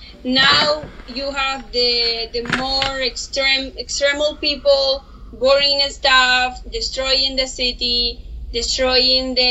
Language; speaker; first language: English; non-native, learner; Spanish